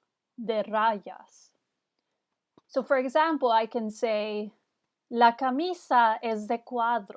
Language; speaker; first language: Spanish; non-native, fluent; English